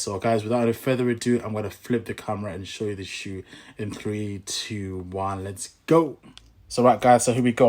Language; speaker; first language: English; native; English